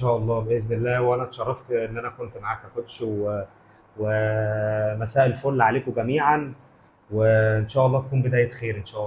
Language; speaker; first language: Arabic; native; Arabic